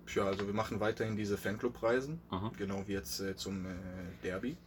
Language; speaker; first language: German; native; German